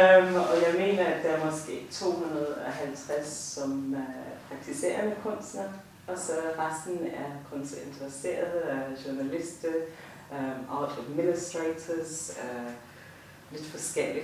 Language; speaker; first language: Danish; non-native, fluent; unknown